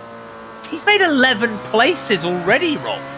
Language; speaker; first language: English; native; English